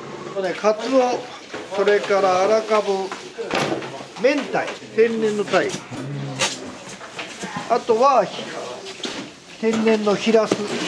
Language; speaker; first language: Japanese; native; Japanese